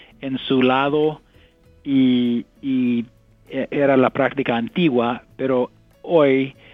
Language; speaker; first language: Spanish; non-native, fluent; English